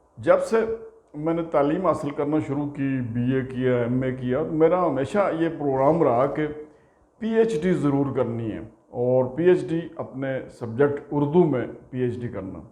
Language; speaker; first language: Urdu; non-native, local second language; Punjabi